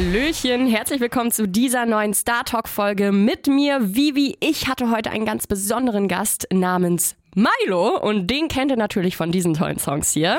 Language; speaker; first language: German; native; German